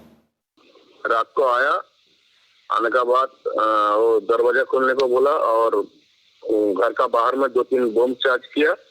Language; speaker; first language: Hindi; non-native, local second language; Bangla